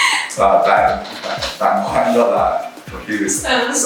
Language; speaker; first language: Vietnamese; non-native, learner; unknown